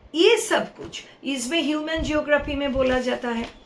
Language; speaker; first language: Hindi; non-native, local second language; Bangla